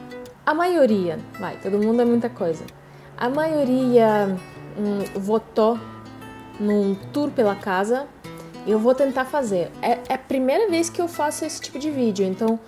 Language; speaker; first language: Portuguese; non-native, fluent; Russian